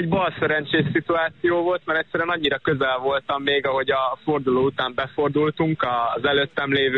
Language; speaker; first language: Hungarian; native; Hungarian